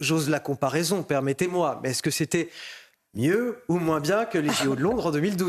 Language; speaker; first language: French; native; French